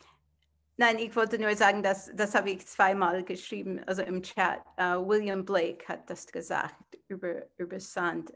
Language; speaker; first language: German; non-native, fluent; English